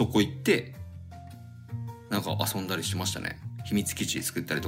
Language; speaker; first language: Japanese; native; Japanese